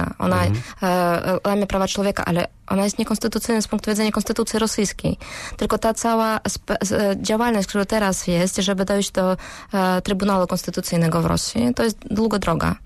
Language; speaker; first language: Polish; non-native, fluent; Russian